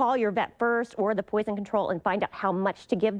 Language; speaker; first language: English; native; English